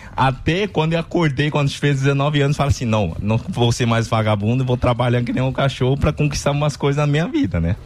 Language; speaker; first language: Portuguese; non-native, fluent; Chinese